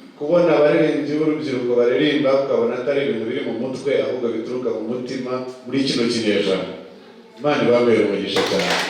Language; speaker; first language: Kinyarwanda; early bilingual, heritage; Kinyarwanda